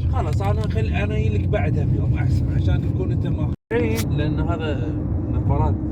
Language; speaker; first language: Arabic; non-native, learner; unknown